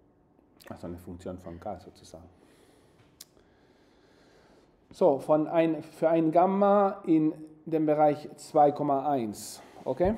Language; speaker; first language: German; non-native, fluent; Spanish